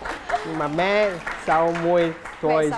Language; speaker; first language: Vietnamese; non-native, learner; Italian